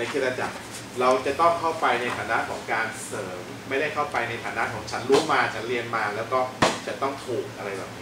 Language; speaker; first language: Thai; native; Thai